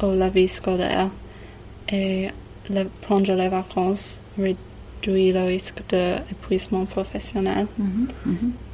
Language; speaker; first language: French; non-native, learner; English